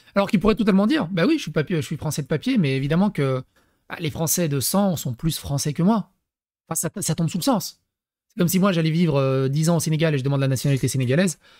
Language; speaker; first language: French; early bilingual, other home language; Serbian